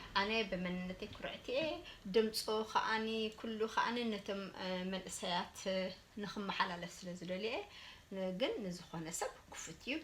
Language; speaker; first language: Tigrinya; early bilingual, heritage; Tigrinya